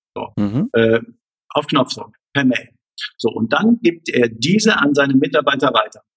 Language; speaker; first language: German; native; German